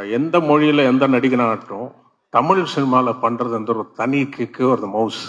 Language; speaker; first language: Tamil; non-native, local second language; Telugu